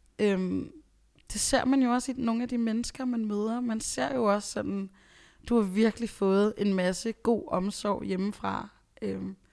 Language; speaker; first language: Danish; early bilingual, other home language; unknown